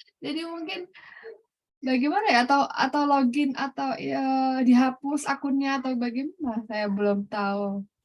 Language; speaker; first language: Indonesian; native; Indonesian